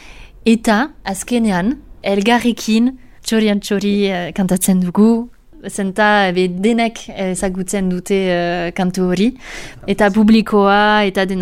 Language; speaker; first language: Basque; non-native, local second language; French